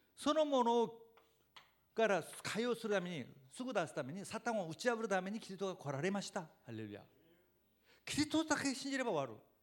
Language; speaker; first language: Japanese; non-native, fluent; Korean